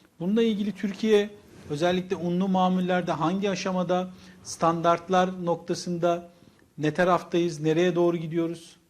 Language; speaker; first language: Turkish; native; Turkish